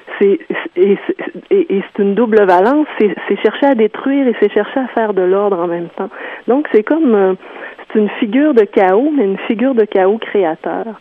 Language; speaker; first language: French; native; French